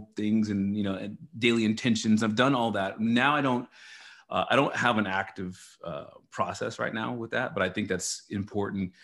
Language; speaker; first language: English; native; English